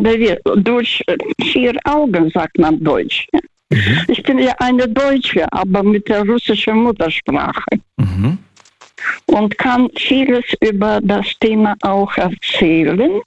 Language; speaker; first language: German; non-native, fluent; Russian